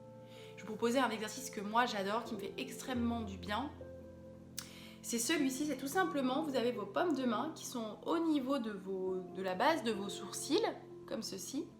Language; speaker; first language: French; native; French